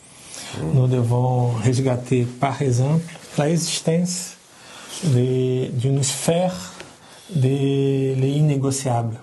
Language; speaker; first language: French; non-native, learner; Portuguese